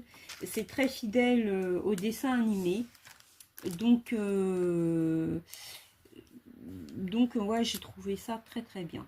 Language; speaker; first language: French; native; French